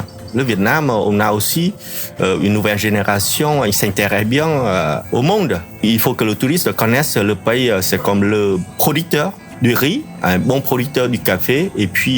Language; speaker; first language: French; non-native, fluent; Vietnamese